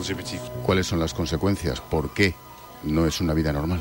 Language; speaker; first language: Spanish; native; Spanish